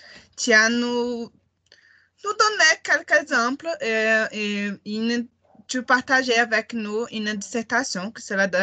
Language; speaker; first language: French; non-native, learner; Portuguese